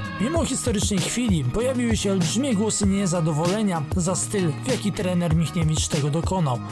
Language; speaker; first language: Polish; native; Polish